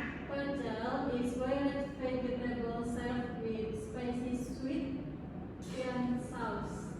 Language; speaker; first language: English; non-native, learner; Indonesian